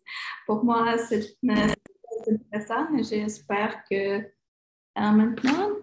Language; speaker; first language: French; non-native, learner; Ukrainian